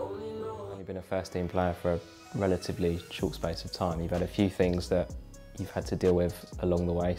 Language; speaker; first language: English; native; English